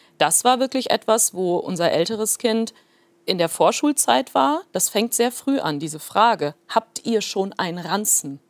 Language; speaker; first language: German; early bilingual, other home language; Plautdietsch